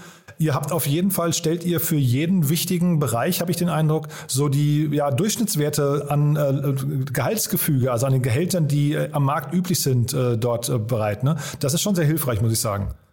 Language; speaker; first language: German; native; German